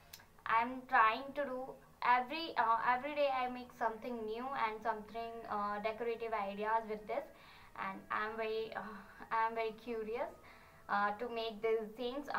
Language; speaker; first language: English; non-native, learner; Hindi